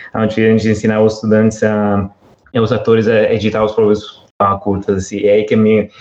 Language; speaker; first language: Portuguese; non-native, fluent; Italian